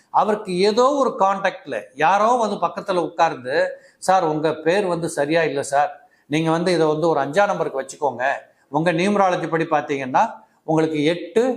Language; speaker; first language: Tamil; native; Tamil